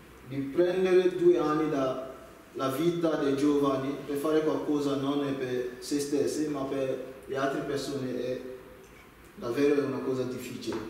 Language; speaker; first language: Italian; non-native, learner; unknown